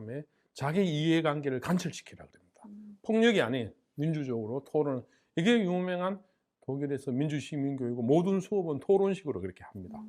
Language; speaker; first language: Korean; native; Korean